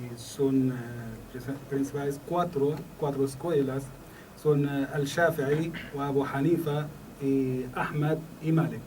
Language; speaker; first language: Spanish; non-native, learner; Arabic